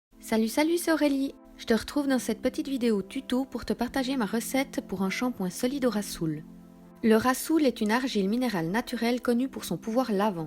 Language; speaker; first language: French; native; French